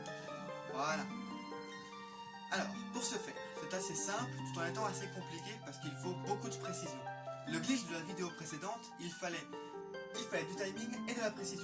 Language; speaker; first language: French; native; French